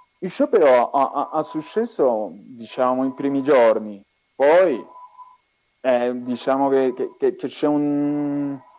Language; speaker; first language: Italian; non-native, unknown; Spanish